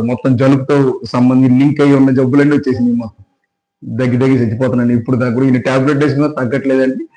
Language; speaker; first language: Telugu; native; Telugu